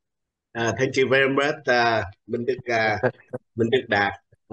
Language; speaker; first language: English; non-native, learner; Vietnamese